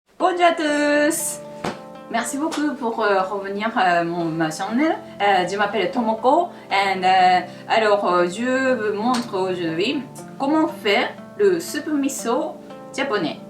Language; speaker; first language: French; non-native, fluent; Japanese